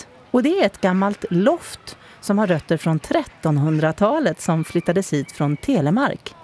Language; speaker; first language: Swedish; native; Swedish